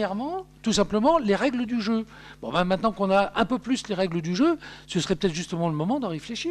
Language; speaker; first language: French; native; French